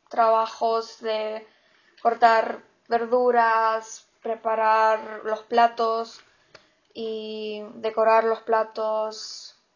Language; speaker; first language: Spanish; non-native, learner; German